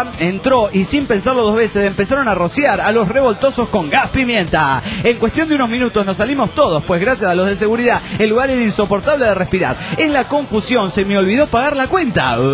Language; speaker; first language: Spanish; native; Spanish